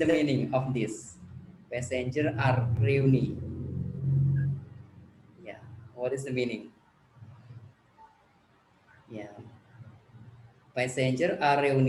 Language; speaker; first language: English; non-native, learner; Indonesian